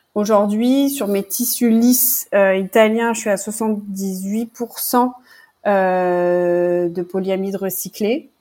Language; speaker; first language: French; native; French